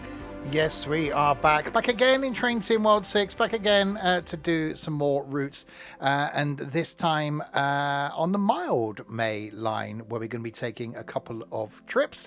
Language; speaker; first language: English; native; English